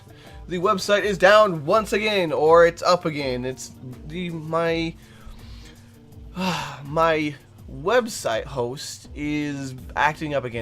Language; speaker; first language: English; native; English